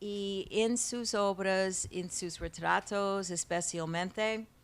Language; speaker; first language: Spanish; non-native, learner; English